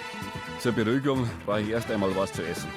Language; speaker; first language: German; native; German